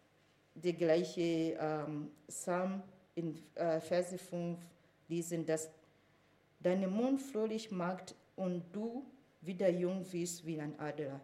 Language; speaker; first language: German; non-native, fluent; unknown